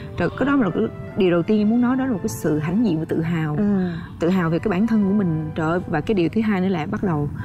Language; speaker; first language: Vietnamese; native; Vietnamese